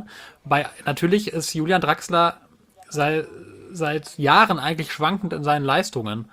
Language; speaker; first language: German; native; German